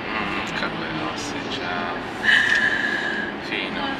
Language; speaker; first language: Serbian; non-native, learner; Turkish